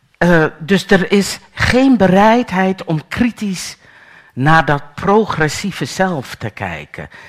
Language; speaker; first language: Dutch; native; Dutch